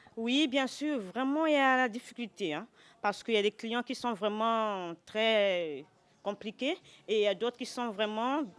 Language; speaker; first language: French; non-native, local second language; Lingala